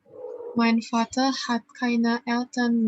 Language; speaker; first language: German; non-native, learner; Indonesian